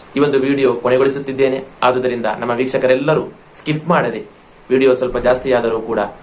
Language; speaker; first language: Kannada; non-native, local second language; Malayalam